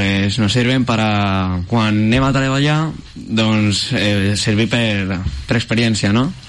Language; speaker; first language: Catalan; non-native, local second language; Spanish